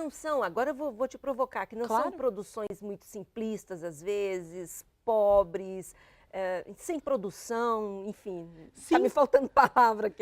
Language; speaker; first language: Portuguese; native; Portuguese